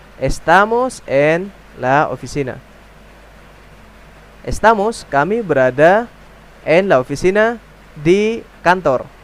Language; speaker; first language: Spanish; non-native, fluent; Indonesian